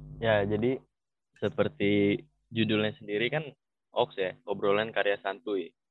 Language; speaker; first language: Indonesian; native; Indonesian